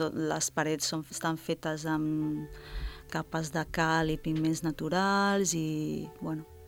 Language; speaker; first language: Catalan; non-native, fluent; Italian